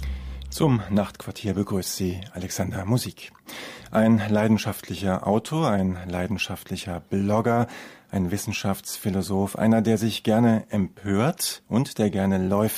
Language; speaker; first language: German; native; German